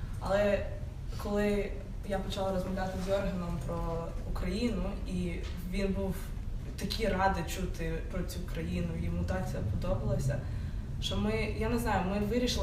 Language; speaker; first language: Ukrainian; non-native, local second language; English